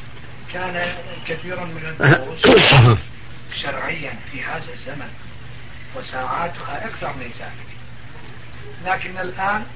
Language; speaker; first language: Arabic; non-native, fluent; Turkish